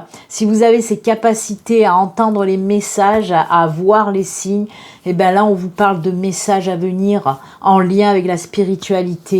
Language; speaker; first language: French; native; French